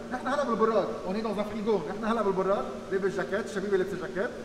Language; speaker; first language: French; non-native, local second language; Arabic